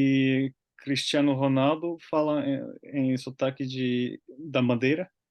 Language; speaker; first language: Portuguese; non-native, learner; Finnish